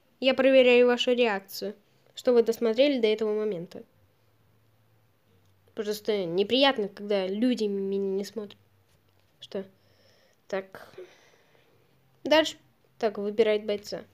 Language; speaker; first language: Russian; native; Russian